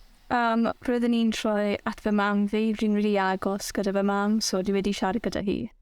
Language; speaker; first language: Welsh; non-native, local second language; English